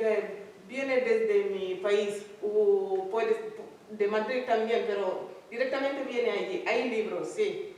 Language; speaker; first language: Spanish; non-native, learner; Fula